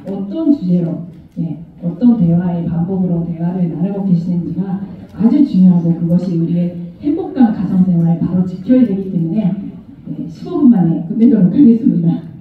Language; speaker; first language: Korean; non-native, fluent; Japanese